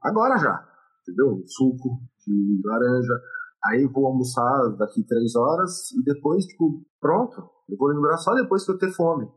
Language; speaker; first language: Portuguese; native; Portuguese